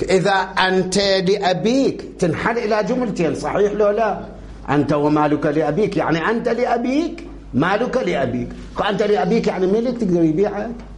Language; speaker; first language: Arabic; native; Arabic